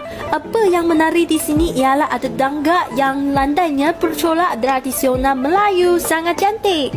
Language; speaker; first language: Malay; non-native, fluent; Chinese